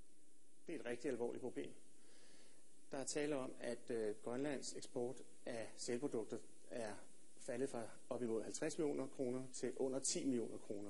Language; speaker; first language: Danish; native; Danish